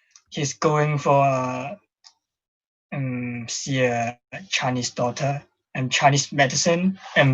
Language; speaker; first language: English; non-native, learner; Cantonese